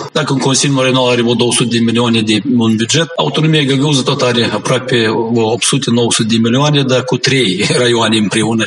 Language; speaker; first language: Romanian; non-native, local second language; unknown